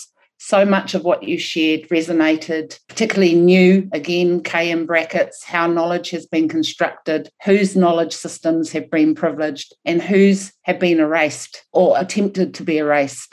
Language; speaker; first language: English; non-native, local second language; Māori